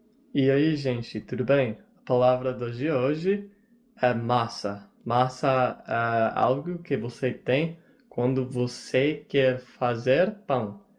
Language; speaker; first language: Portuguese; non-native, learner; English